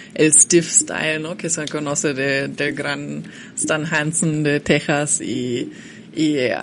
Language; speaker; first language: Spanish; non-native, fluent; German